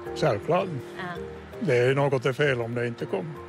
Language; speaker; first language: Swedish; non-native, fluent; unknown